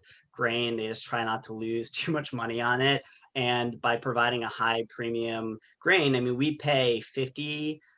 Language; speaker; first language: English; native; English